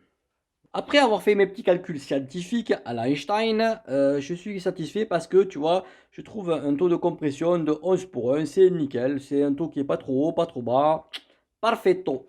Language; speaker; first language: French; native; French